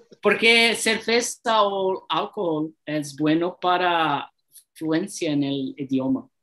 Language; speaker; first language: Spanish; non-native, learner; Portuguese